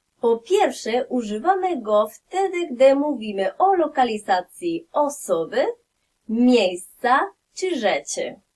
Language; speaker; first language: Polish; non-native, fluent; Spanish